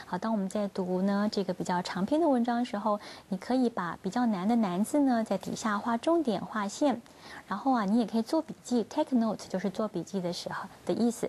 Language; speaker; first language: Chinese; native; Chinese